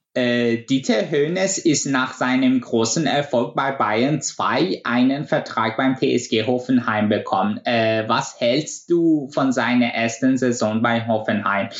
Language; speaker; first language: German; non-native, fluent; Persian